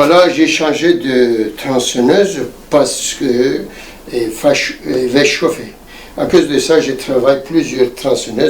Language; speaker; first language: French; non-native, learner; Turkish